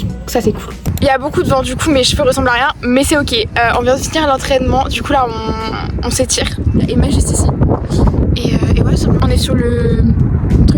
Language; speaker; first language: French; native; French